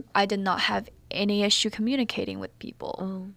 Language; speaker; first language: English; early bilingual, other home language; Chinese